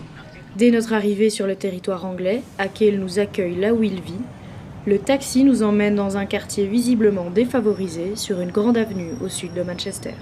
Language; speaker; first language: French; native; French